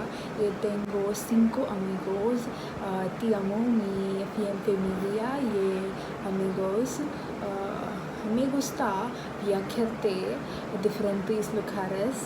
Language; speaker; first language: Spanish; non-native, learner; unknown